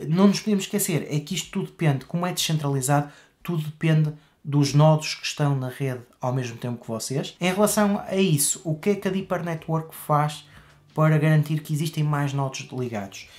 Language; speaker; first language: Portuguese; native; Portuguese